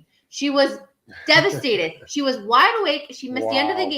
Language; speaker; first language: English; native; English